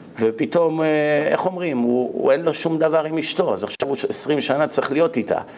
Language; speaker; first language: Hebrew; native; Hebrew